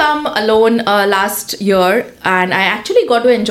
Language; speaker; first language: English; non-native, local second language; Hindi